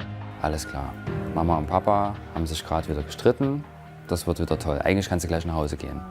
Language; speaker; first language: German; native; German